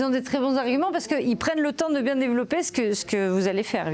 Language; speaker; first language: French; native; French